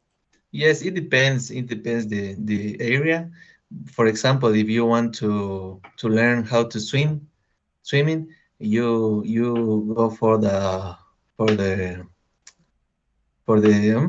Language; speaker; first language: English; non-native, learner; Spanish